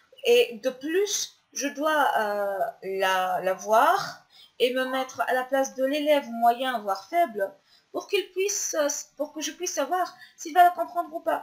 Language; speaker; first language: French; non-native, local second language; Arabic